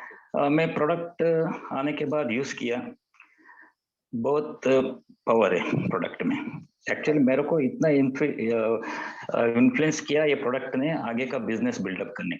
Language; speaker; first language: Hindi; non-native, local second language; Kannada